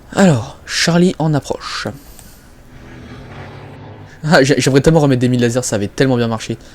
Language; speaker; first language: French; native; French